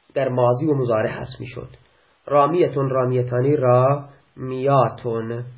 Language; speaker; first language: Persian; native; Persian